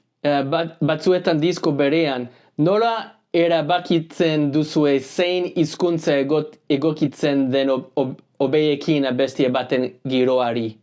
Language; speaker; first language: Basque; non-native, learner; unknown